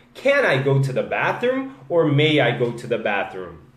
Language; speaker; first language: English; non-native, fluent; Portuguese